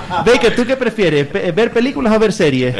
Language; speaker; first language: Spanish; native; Spanish